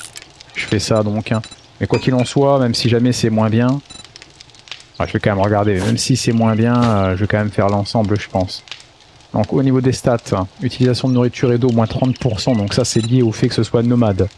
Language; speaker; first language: French; native; French